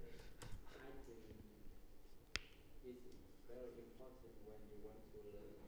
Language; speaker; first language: English; non-native, learner; Vietnamese